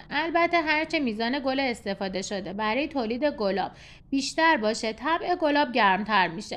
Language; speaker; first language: Persian; native; Persian